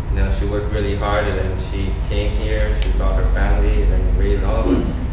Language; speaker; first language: English; non-native, fluent; Spanish